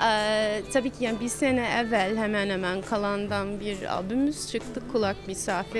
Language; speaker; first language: Turkish; non-native, fluent; English